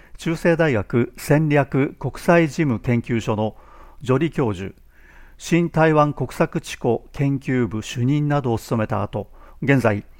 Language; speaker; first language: Japanese; native; Japanese